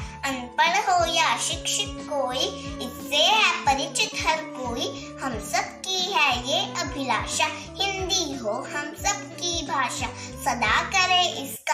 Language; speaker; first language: Hindi; native; Hindi